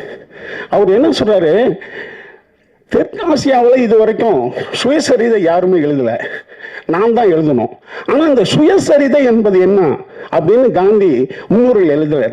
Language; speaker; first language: Tamil; native; Tamil